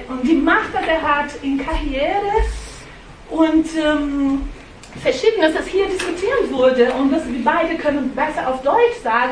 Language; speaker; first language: German; non-native, fluent; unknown